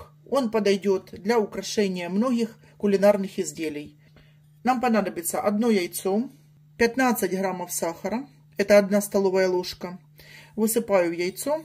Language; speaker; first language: Russian; native; Russian